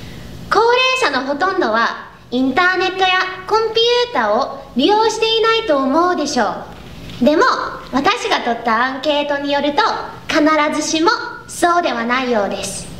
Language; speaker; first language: Japanese; non-native, learner; English